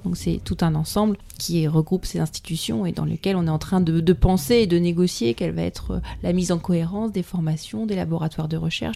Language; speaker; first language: French; native; French